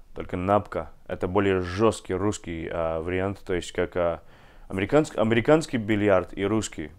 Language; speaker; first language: Russian; non-native, fluent; English